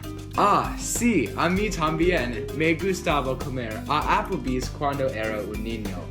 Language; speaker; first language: Spanish; non-native, learner; English